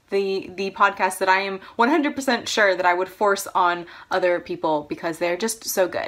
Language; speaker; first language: English; native; English